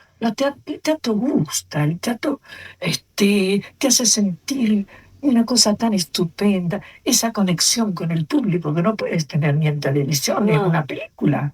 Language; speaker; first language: Spanish; native; Spanish